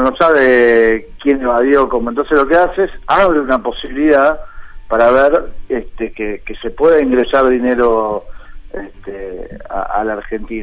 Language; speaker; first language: Spanish; native; Spanish